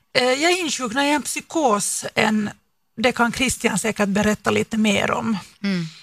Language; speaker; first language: Swedish; native; Swedish